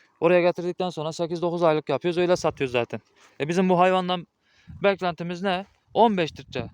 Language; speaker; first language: Turkish; native; Turkish